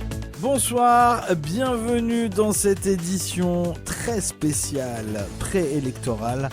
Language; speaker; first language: French; native; French